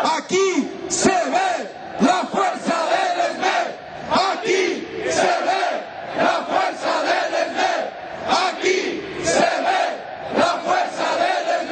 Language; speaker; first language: Spanish; native; Spanish